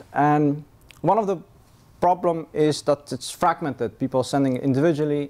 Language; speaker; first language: English; non-native, fluent; Persian